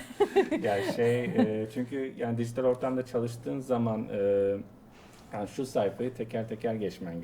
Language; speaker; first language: Turkish; native; Turkish